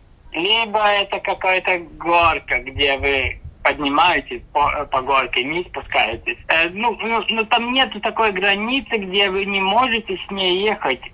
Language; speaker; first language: Russian; non-native, local second language; Latvian